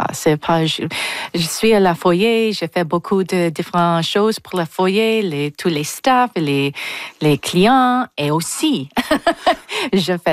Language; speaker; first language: French; non-native, local second language; English